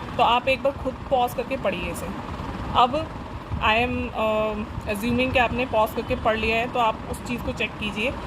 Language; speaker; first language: Hindi; native; Hindi